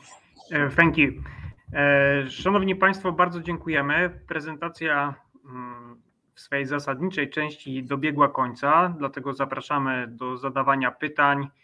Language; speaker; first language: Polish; native; Polish